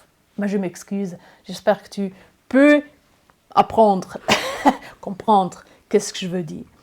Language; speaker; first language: French; non-native, learner; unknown